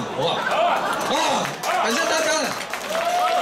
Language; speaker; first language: Chinese; native; Chinese